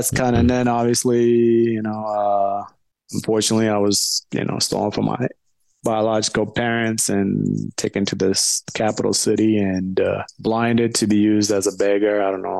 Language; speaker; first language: English; early bilingual, other home language; Amharic